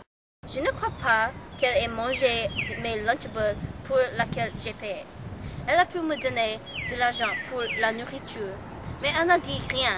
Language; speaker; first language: French; non-native, learner; English